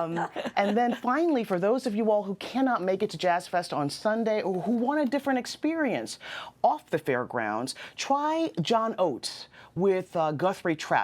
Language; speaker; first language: English; native; English